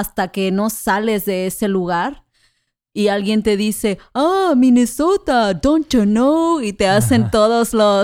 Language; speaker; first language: Spanish; native; Spanish